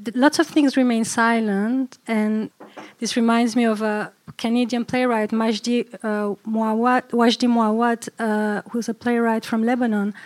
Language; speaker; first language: English; early bilingual, other home language; Turkish